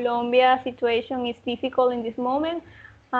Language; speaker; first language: English; non-native, learner; Spanish